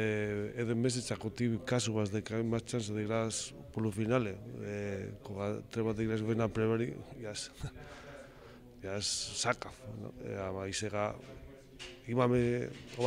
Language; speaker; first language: Macedonian; non-native, learner; Spanish